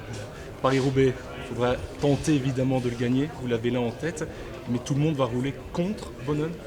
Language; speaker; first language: French; native; French